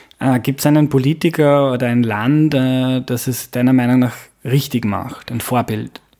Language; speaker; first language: German; native; German